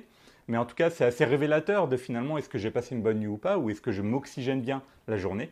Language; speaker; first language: French; native; French